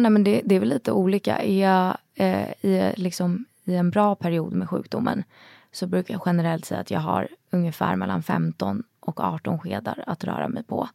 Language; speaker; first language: Swedish; native; Swedish